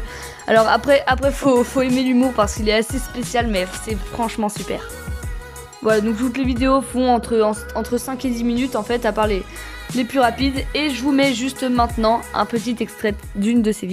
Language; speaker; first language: French; native; French